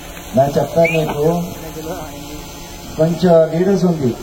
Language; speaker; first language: Telugu; non-native, learner; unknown